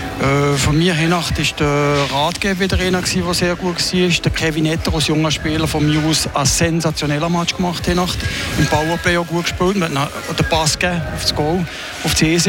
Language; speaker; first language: German; native; German